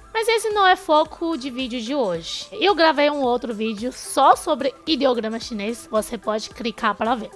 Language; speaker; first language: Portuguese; non-native, fluent; Chinese